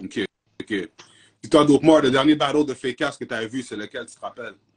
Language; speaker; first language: French; native; French